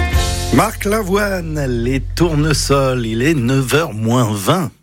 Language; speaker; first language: French; native; French